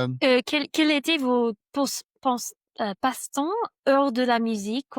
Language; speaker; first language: French; non-native, learner; English